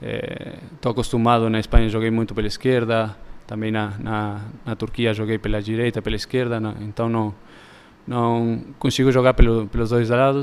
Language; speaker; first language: Portuguese; early bilingual, heritage; Spanish